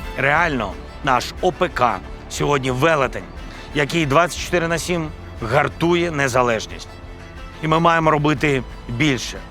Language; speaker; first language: Ukrainian; non-native, local second language; Russian